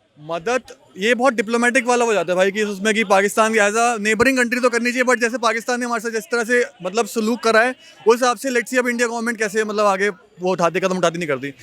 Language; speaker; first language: Hindi; native; Hindi